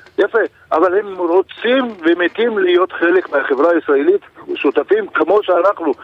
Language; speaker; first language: Hebrew; non-native, local second language; Arabic